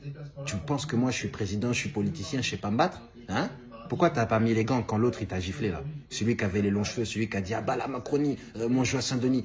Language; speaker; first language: French; native; French